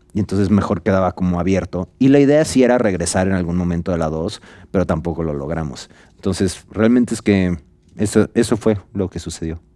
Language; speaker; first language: Spanish; native; Spanish